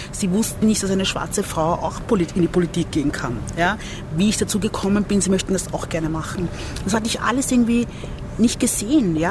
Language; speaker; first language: German; early bilingual, other home language; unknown